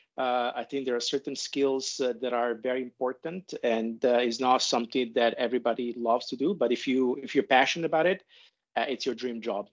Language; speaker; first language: English; non-native, fluent; Italian